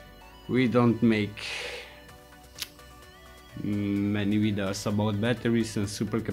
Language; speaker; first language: English; non-native, learner; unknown